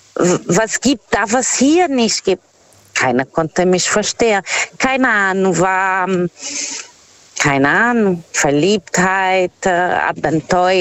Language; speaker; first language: German; non-native, fluent; Portuguese